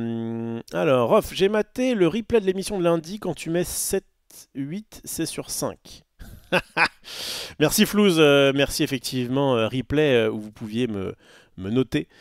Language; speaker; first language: French; native; French